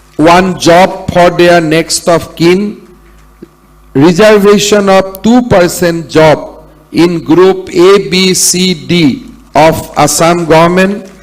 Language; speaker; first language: English; non-native, local second language; Assamese